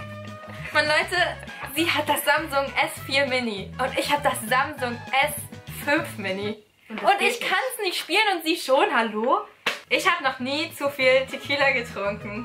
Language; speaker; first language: German; native; German